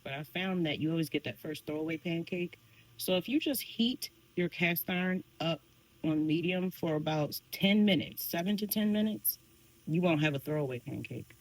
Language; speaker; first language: English; native; English